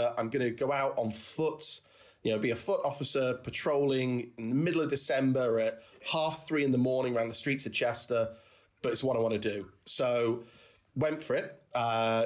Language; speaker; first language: English; native; English